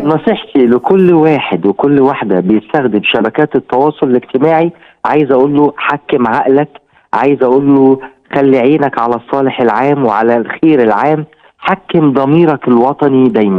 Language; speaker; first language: Arabic; native; Arabic